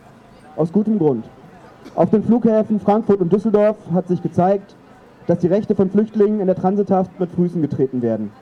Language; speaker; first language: German; native; German